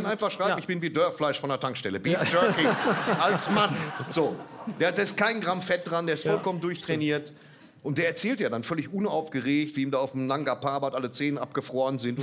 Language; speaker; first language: German; native; German